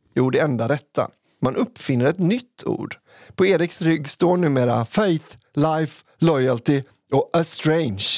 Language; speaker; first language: Swedish; native; Swedish